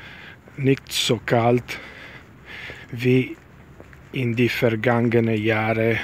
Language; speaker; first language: German; non-native, learner; Italian